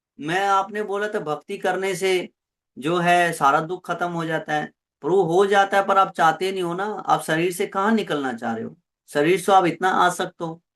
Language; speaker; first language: Hindi; non-native, local second language; Punjabi